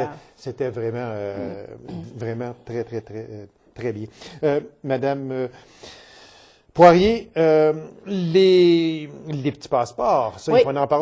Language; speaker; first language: French; native; French